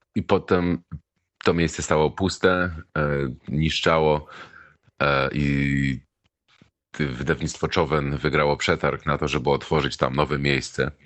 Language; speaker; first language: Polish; native; Polish